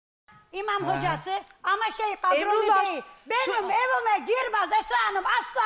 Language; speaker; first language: Turkish; native; Turkish